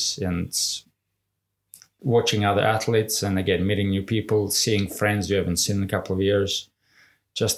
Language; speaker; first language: English; non-native, fluent; Latvian